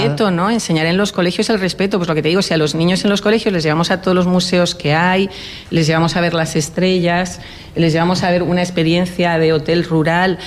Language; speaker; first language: Spanish; native; Spanish